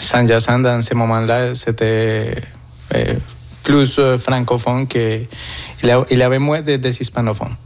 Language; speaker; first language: French; non-native, fluent; Spanish